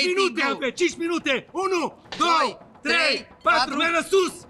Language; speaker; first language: Romanian; non-native, learner; Arabic